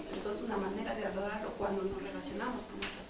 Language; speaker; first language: Spanish; native; Spanish